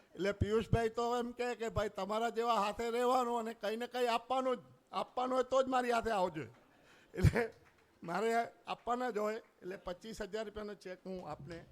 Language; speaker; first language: Gujarati; non-native, local second language; Sindhi